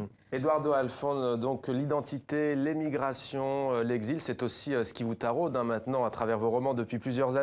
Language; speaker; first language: French; native; French